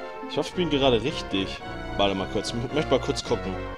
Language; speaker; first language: German; native; German